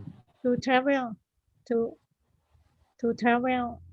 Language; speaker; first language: English; non-native, learner; Thai